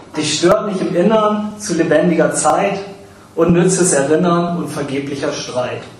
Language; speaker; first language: German; early bilingual, other home language; English